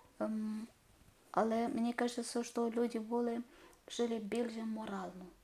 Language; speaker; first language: Ukrainian; non-native, learner; Malayalam